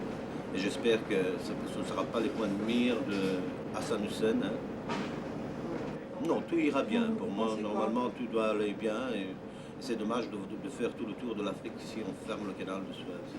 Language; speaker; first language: French; non-native, fluent; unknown